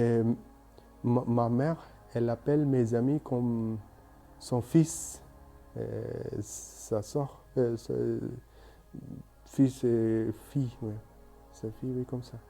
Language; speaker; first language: French; non-native, learner; Bangla